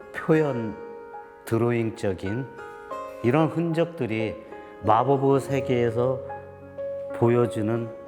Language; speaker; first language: Korean; native; Korean